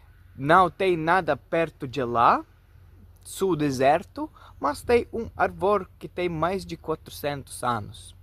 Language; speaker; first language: Portuguese; non-native, fluent; Latvian